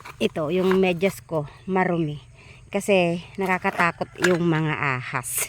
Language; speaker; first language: Filipino; non-native, local second language; Iloko